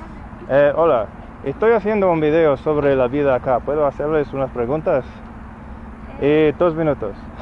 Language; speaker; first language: Spanish; non-native, learner; English